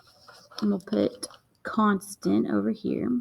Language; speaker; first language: English; native; English